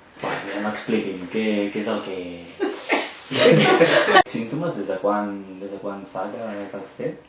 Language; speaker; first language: Catalan; native; Catalan